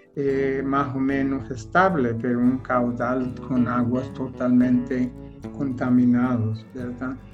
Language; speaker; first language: Spanish; non-native, fluent; English